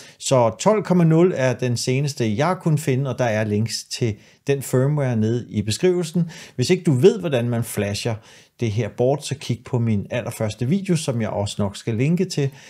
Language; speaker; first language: Danish; native; Danish